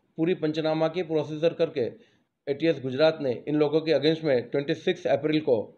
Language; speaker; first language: Hindi; non-native, local second language; Gujarati